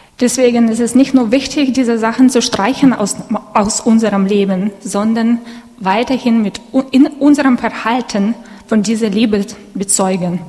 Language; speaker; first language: German; non-native, fluent; Russian